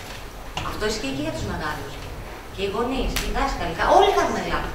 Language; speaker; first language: Greek; native; Greek